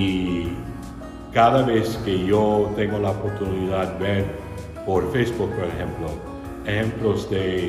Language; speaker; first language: Spanish; non-native, fluent; English